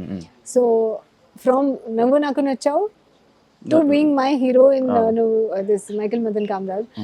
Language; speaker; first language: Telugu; non-native, learner; Hindi